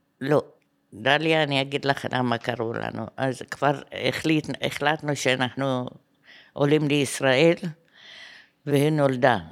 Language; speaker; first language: Hebrew; non-native, fluent; Arabic